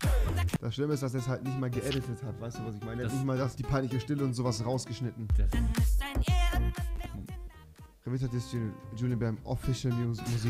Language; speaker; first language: German; native; German